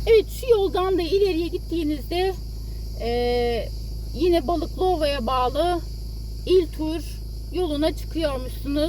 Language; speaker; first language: Turkish; native; Turkish